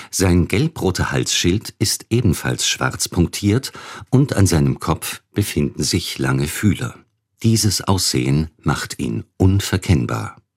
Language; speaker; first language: German; native; German